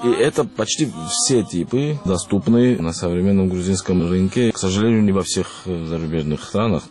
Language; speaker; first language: Russian; non-native, local second language; Georgian